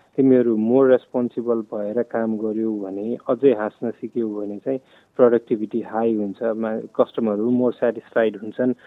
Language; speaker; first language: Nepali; non-native, local second language; Maithili